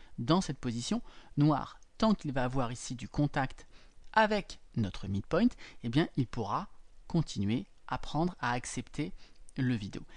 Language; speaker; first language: French; native; French